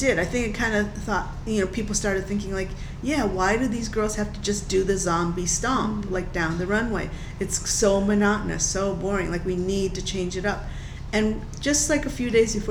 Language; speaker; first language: English; native; English